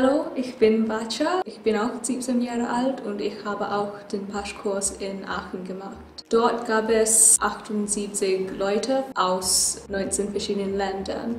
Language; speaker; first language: German; non-native, learner; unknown